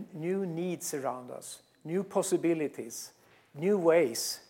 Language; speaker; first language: English; non-native, fluent; Swedish